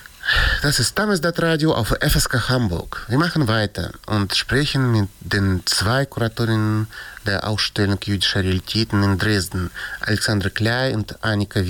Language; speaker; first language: German; non-native, fluent; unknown